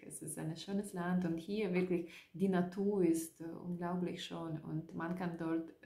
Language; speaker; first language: German; non-native, learner; Russian